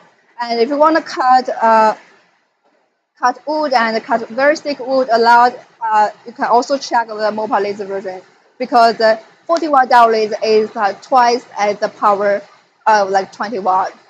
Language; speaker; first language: English; non-native, fluent; Chinese